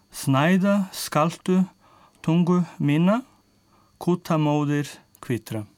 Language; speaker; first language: Icelandic; non-native, fluent; Portuguese